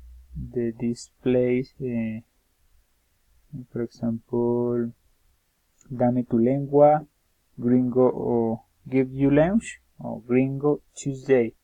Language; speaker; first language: English; non-native, learner; Spanish